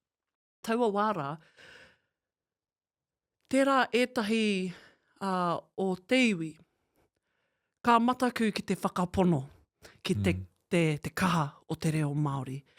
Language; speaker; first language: Māori; non-native, local second language; English